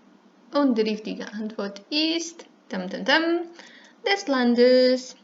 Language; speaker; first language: German; non-native, fluent; Serbian